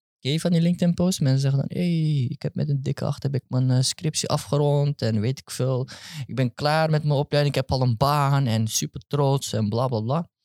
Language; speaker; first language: Dutch; early bilingual, other home language; Turkish